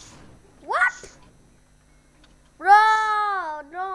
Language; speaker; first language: English; non-native, learner; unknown